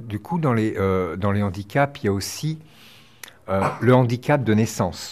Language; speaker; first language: French; native; French